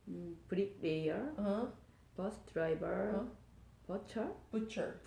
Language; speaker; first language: English; non-native, learner; Korean